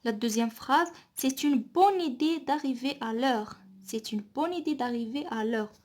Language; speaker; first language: French; non-native, local second language; Arabic